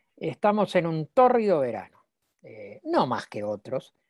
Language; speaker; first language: Spanish; native; Spanish